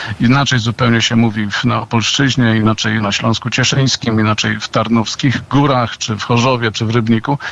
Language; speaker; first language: Polish; native; Polish